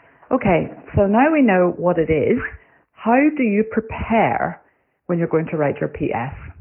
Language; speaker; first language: English; native; English